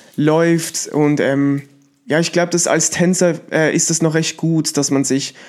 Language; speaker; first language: German; native; German